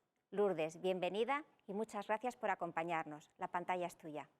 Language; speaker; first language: Spanish; native; Spanish